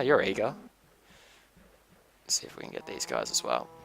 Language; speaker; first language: English; native; English